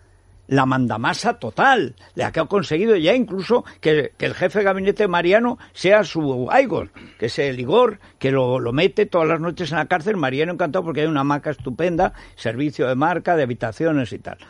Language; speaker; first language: Spanish; native; Spanish